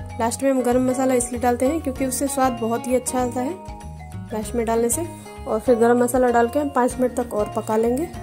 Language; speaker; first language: Hindi; native; Hindi